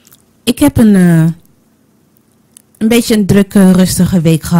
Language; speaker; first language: Dutch; non-native, learner; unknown